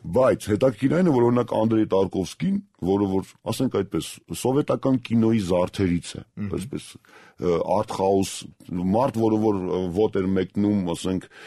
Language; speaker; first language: Armenian; native; Armenian